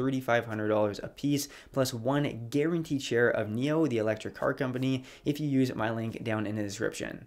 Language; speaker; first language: English; native; English